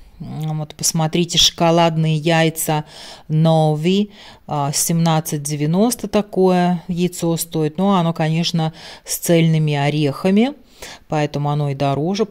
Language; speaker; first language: Russian; non-native, local second language; Latvian